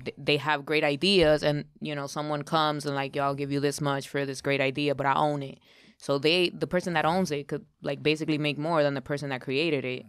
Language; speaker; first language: English; early bilingual, other home language; Spanish